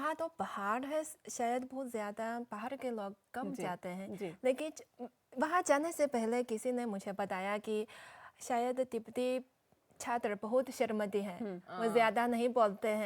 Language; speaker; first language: Hindi; non-native, fluent; Chinese